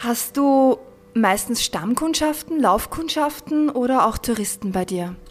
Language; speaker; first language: German; native; German